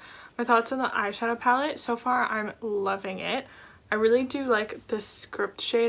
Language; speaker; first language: English; native; English